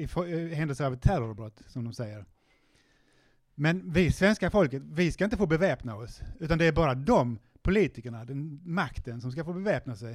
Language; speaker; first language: Swedish; native; Swedish